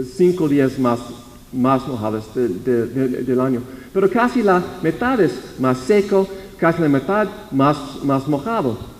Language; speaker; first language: Spanish; non-native, fluent; English